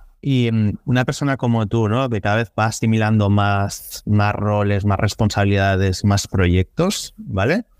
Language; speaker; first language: Spanish; native; Spanish